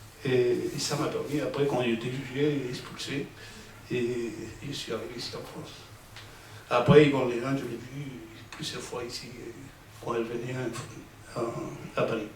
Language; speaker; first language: French; non-native, fluent; Spanish